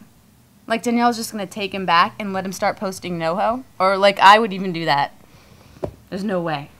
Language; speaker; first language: English; native; English